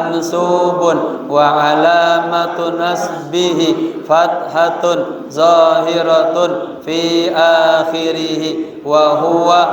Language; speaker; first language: Arabic; non-native, fluent; Indonesian